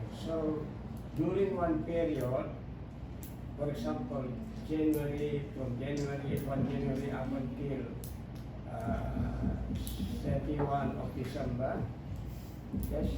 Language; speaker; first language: English; non-native, fluent; Indonesian